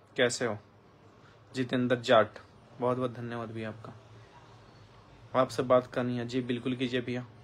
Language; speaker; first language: Hindi; native; Hindi